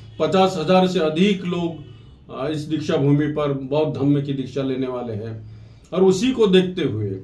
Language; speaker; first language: Hindi; non-native, local second language; Marathi